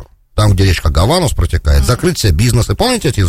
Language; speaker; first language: Russian; native; Russian